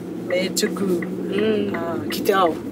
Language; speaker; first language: Māori; non-native, local second language; English